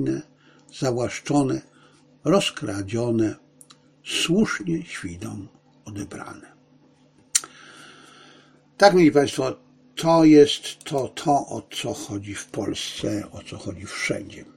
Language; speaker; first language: Polish; native; Polish